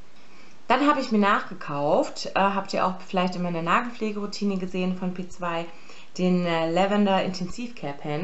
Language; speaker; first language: German; native; German